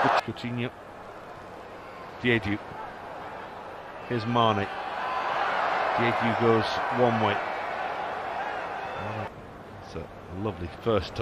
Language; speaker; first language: English; native; English